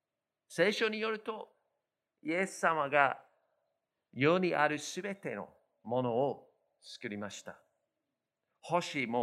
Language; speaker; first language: Japanese; non-native, fluent; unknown